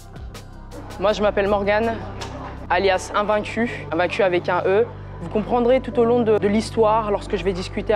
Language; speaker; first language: French; native; French